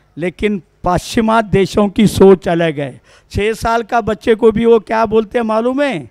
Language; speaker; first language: Hindi; non-native, local second language; Kannada